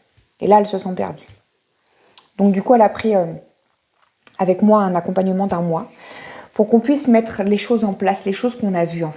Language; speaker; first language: French; native; French